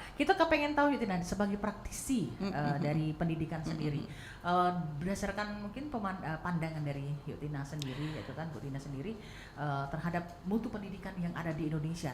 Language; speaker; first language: Indonesian; native; Indonesian